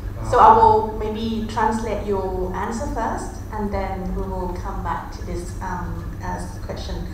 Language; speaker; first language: English; non-native, fluent; Thai